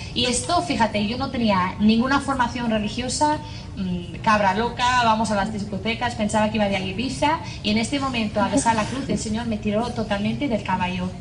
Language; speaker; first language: Spanish; non-native, fluent; English